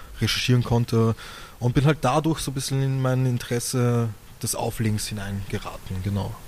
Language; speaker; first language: German; native; German